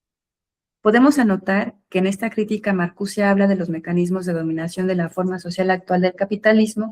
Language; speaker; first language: Spanish; native; Spanish